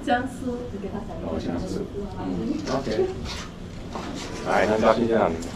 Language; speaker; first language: Chinese; non-native, fluent; English